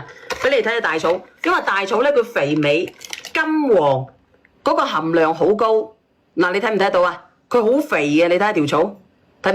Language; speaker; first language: Cantonese; native; Cantonese